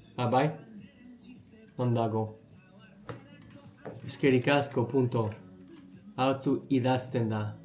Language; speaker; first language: Basque; non-native, learner; English